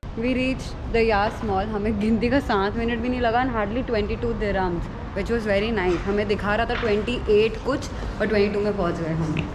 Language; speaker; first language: Hindi; native; Hindi